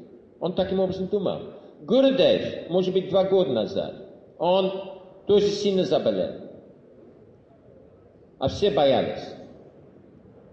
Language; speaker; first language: Russian; non-native, fluent; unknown